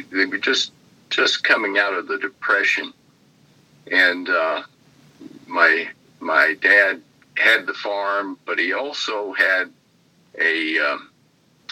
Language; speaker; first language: English; native; English